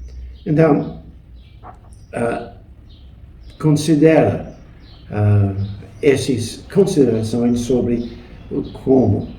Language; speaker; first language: Portuguese; non-native, fluent; English